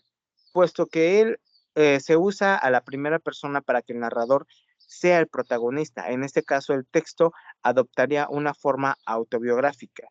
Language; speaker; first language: Spanish; native; Spanish